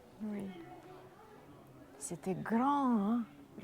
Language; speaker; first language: French; non-native, learner; Russian